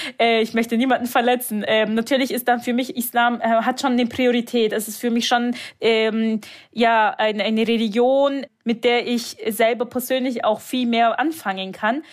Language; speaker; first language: German; early bilingual, other home language; Turkish